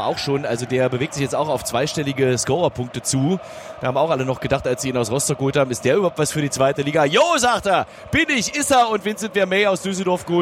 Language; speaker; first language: German; native; German